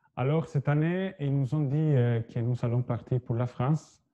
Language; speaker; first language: French; non-native, fluent; Spanish